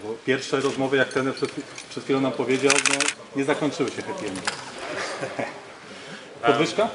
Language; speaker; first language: Polish; native; Polish